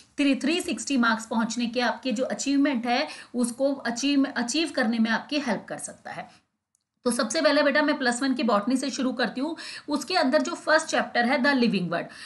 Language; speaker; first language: Hindi; native; Hindi